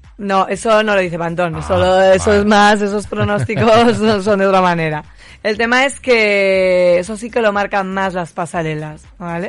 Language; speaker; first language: Spanish; native; Spanish